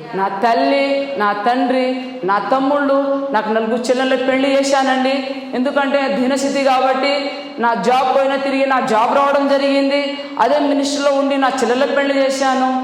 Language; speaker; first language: Telugu; non-native, local second language; Lambadi